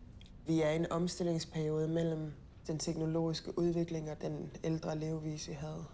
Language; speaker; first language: Danish; native; Danish